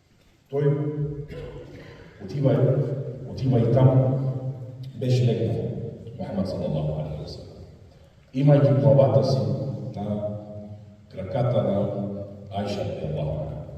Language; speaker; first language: Bulgarian; non-native, fluent; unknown